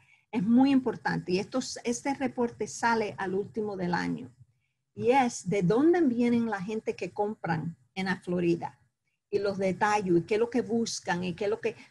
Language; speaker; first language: Spanish; early bilingual, heritage; Spanish